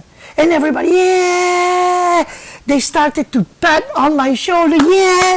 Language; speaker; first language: English; non-native, fluent; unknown